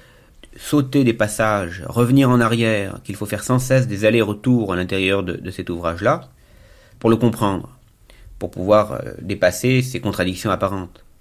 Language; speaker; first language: French; native; French